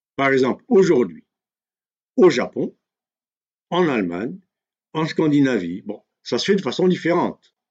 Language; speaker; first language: French; non-native, local second language; Kabyle